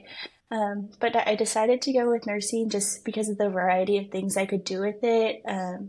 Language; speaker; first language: English; native; English